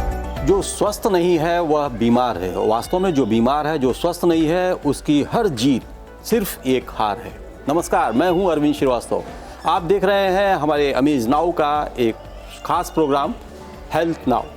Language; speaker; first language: Hindi; native; Hindi